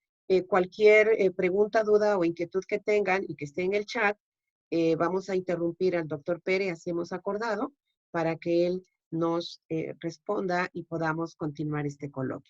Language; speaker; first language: Spanish; native; Spanish